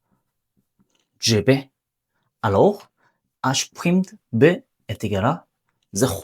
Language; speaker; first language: French; non-native, learner; Korean